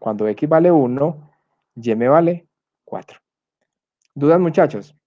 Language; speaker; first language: Spanish; native; Spanish